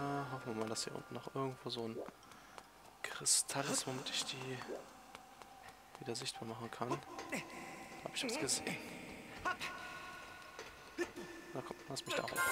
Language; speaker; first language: German; native; German